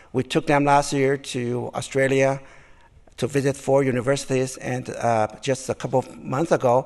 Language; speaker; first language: English; non-native, fluent; Chinese